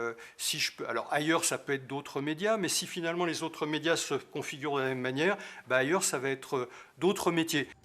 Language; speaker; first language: French; native; French